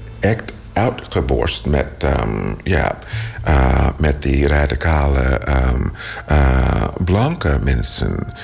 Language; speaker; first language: Dutch; non-native, learner; English